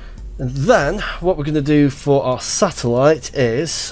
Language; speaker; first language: English; native; English